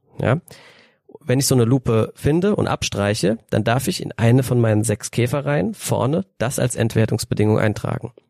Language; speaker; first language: German; native; German